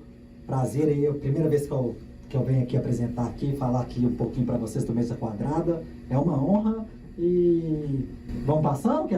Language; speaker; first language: Portuguese; native; Portuguese